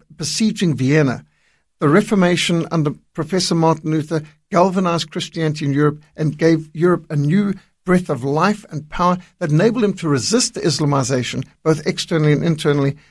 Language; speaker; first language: English; native; English